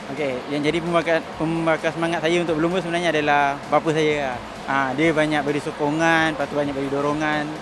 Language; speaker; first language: Malay; native; Malay